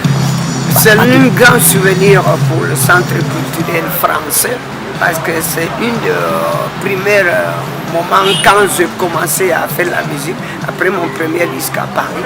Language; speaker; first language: French; non-native, fluent; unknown